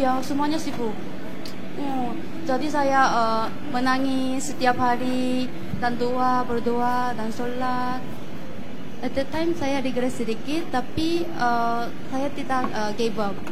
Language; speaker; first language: Indonesian; non-native, fluent; Korean